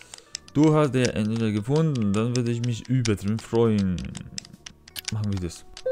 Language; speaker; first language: German; non-native, learner; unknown